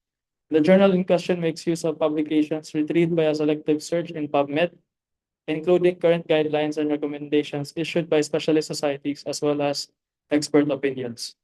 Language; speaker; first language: English; non-native, local second language; Filipino